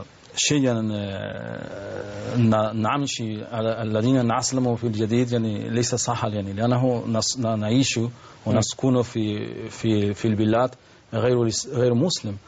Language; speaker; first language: Arabic; non-native, learner; Spanish